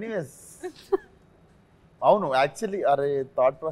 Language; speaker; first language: Telugu; native; Telugu